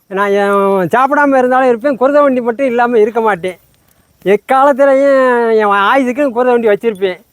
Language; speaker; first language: Tamil; native; Tamil